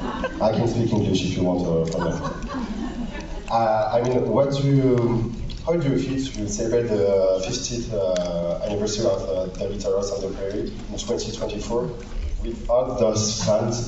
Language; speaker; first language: English; non-native, learner; French